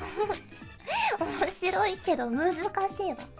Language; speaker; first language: Japanese; native; Japanese